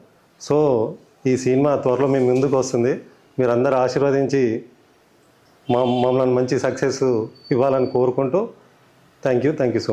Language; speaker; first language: Telugu; native; Telugu